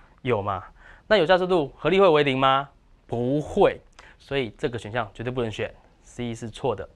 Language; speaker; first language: Chinese; native; Chinese